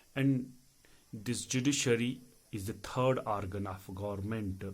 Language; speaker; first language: English; non-native, local second language; Hindi